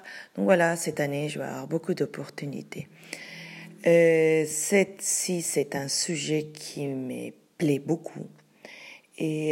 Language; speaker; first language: French; non-native, fluent; Spanish